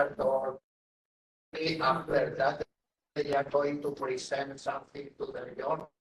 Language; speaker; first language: English; non-native, learner; Spanish